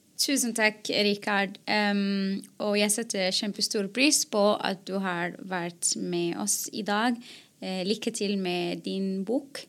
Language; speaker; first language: Norwegian; non-native, fluent; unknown